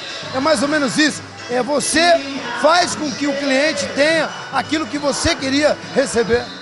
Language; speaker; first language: Portuguese; native; Portuguese